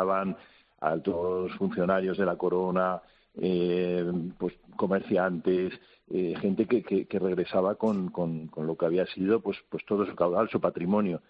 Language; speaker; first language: Spanish; native; Spanish